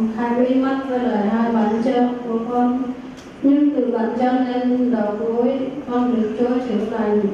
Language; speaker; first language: Vietnamese; non-native, local second language; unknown